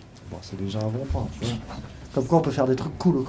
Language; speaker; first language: French; native; French